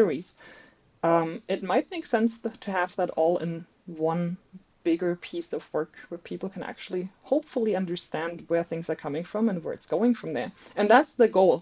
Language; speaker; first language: English; non-native, fluent; German